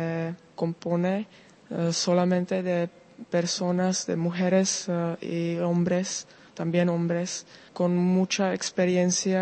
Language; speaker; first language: Spanish; non-native, fluent; Czech